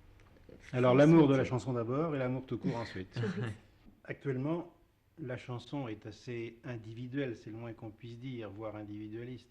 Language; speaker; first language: French; native; French